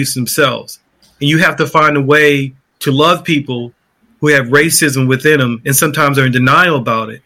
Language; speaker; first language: English; native; English